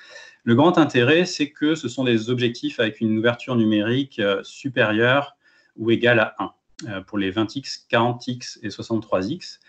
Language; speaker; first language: French; native; French